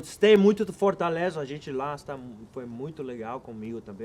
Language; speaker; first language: Portuguese; non-native, learner; Spanish